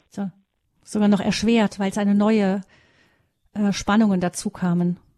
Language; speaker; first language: German; native; German